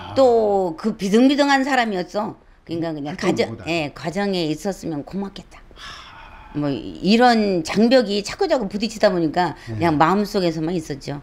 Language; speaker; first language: Korean; native; Korean